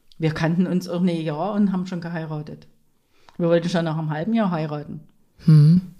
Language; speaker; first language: German; native; German